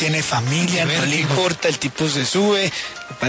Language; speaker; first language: Spanish; native; Spanish